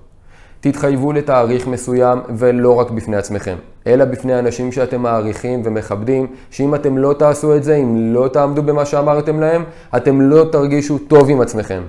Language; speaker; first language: Hebrew; native; Hebrew